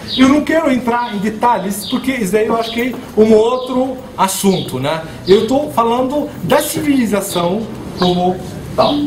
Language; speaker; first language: Portuguese; non-native, fluent; Arabic